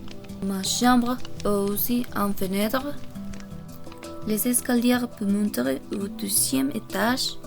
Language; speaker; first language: French; non-native, learner; Korean